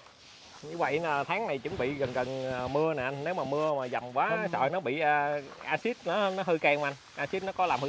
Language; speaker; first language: Vietnamese; native; Vietnamese